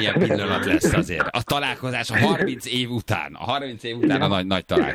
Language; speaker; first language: Hungarian; native; Hungarian